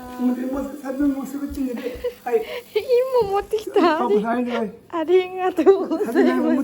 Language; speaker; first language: Japanese; non-native, learner; Thai